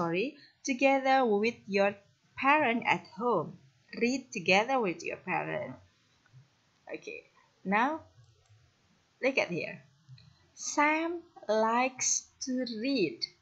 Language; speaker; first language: English; non-native, fluent; Indonesian